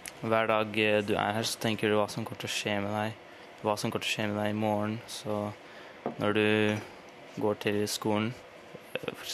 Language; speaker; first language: Norwegian; early bilingual, other home language; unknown